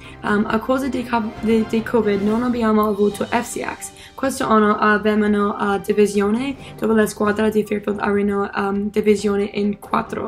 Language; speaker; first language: Italian; non-native, learner; English